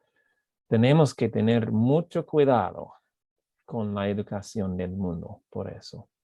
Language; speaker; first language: Spanish; non-native, fluent; English